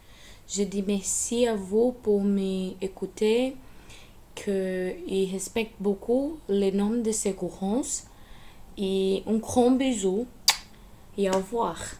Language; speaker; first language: French; non-native, learner; Portuguese